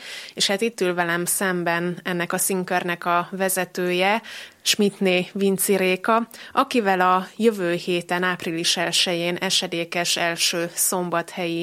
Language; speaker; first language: Hungarian; native; Hungarian